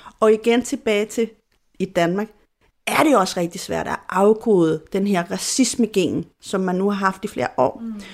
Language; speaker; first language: Danish; non-native, fluent; Spanish